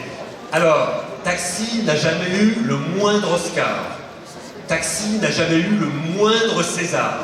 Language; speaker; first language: French; native; French